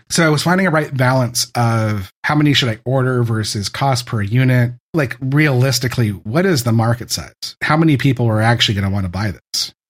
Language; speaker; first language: English; native; English